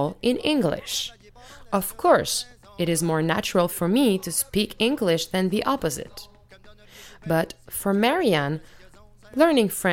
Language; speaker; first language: English; non-native, fluent; French